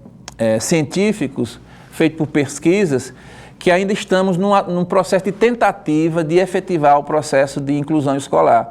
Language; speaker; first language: Portuguese; native; Portuguese